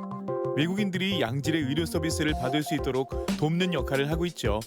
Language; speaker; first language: Korean; native; Korean